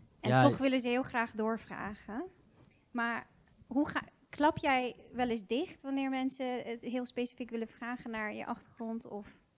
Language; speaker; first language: Dutch; early bilingual, other home language; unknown